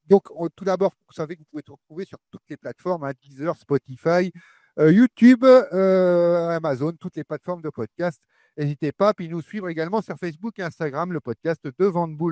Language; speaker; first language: French; native; French